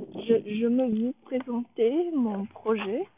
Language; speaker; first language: French; non-native, learner; English